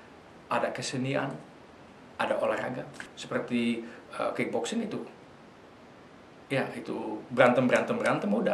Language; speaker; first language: Indonesian; non-native, fluent; Dutch